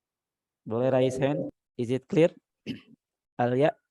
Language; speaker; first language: English; non-native, learner; Indonesian